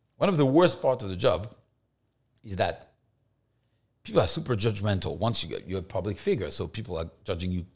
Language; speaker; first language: English; non-native, fluent; French